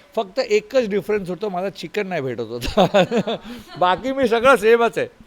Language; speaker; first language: Marathi; non-native, local second language; Tulu